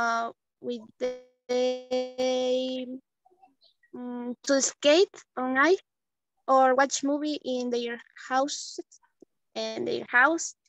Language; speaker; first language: English; non-native, learner; Spanish